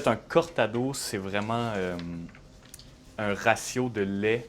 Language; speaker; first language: French; native; French